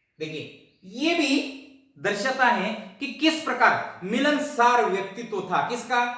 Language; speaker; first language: Hindi; non-native, local second language; Marathi